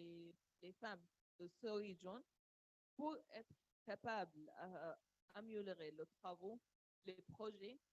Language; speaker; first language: French; non-native, learner; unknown